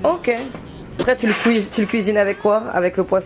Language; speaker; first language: French; native; French